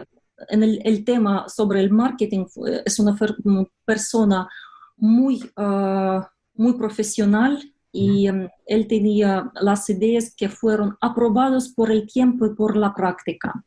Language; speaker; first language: Spanish; non-native, fluent; Russian